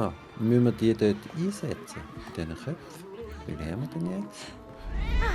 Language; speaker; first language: German; native; German